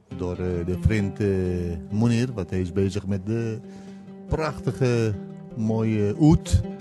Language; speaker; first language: Dutch; non-native, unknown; Kurdish